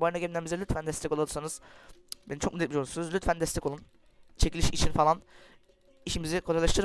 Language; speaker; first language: Turkish; native; Turkish